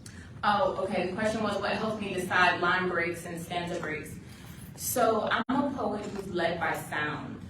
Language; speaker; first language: English; native; English